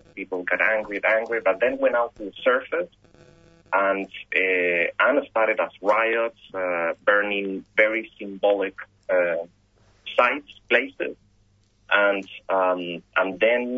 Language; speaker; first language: English; non-native, fluent; Spanish